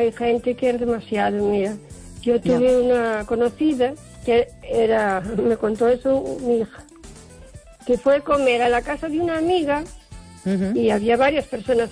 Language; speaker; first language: Spanish; non-native, local second language; Galician